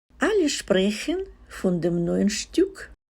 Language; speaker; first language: German; non-native, fluent; Ukrainian